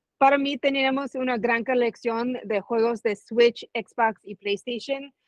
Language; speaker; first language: Spanish; early bilingual, heritage; Spanish